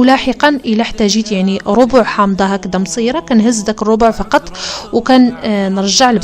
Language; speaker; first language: Arabic; native; Arabic